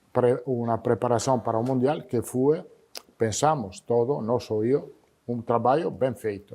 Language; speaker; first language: Portuguese; non-native, fluent; Italian